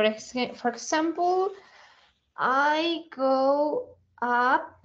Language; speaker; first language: English; non-native, learner; Spanish